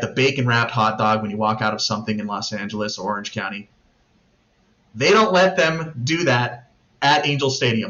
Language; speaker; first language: English; native; English